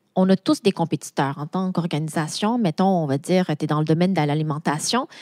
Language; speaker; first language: French; native; French